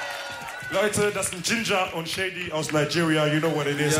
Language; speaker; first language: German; early bilingual, other home language; Wolof